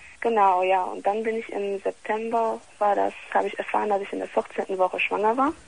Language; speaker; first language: German; early bilingual, other home language; Italian